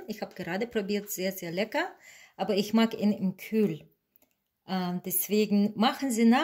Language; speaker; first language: German; non-native, fluent; Russian